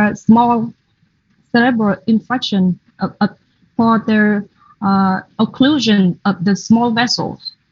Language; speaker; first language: English; non-native, fluent; Vietnamese